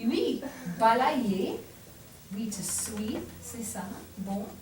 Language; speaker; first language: French; non-native, fluent; English